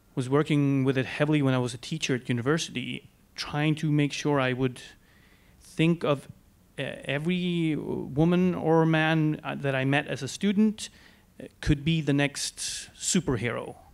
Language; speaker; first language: English; non-native, fluent; Swedish